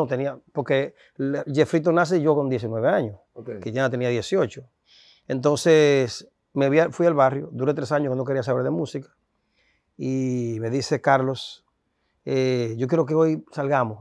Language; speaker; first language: Spanish; native; Spanish